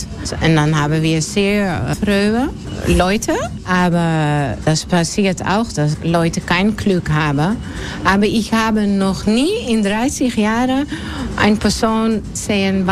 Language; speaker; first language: German; non-native, learner; Dutch